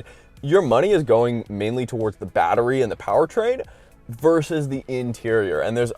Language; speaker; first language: English; native; English